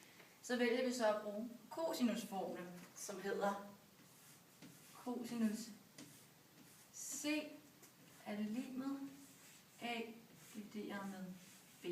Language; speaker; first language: Danish; native; Danish